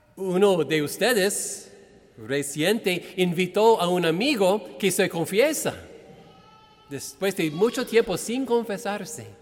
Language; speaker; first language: Spanish; non-native, fluent; English